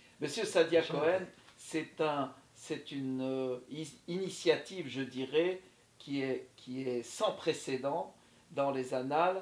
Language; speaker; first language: French; native; French